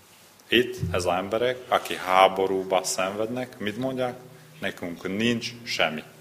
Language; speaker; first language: Hungarian; non-native, learner; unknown